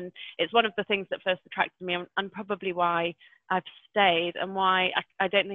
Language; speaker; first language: English; native; English